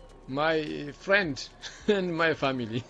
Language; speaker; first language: English; non-native, learner; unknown